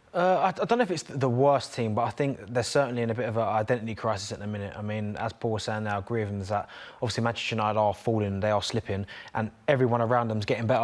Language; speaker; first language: English; native; English